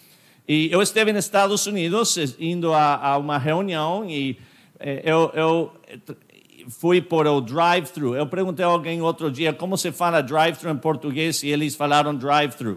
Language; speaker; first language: Portuguese; non-native, fluent; English